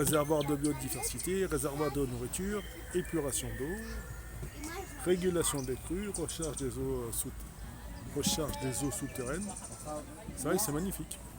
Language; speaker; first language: French; native; French